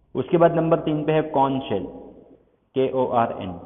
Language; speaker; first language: Hindi; non-native, local second language; Gujarati